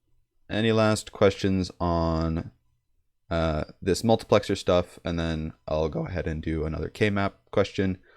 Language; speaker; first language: English; native; English